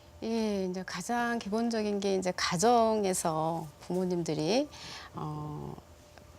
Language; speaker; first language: Korean; native; Korean